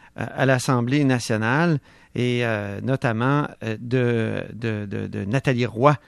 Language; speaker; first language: French; native; French